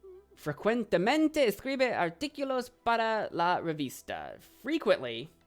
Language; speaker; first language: Spanish; non-native, learner; English